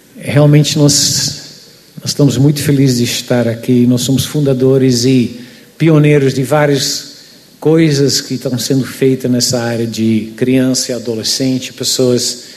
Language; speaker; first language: Portuguese; non-native, fluent; Dutch